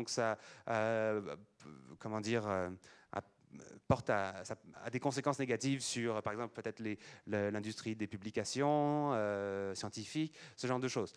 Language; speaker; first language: French; native; French